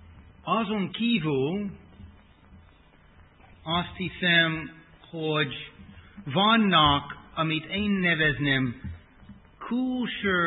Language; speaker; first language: Hungarian; non-native, fluent; English